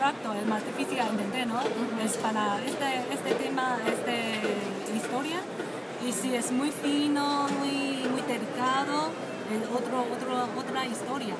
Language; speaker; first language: Spanish; non-native, learner; Chinese